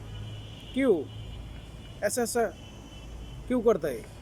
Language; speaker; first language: Hindi; non-native, learner; Bangla